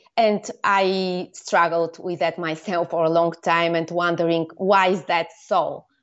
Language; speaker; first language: English; non-native, fluent; Bulgarian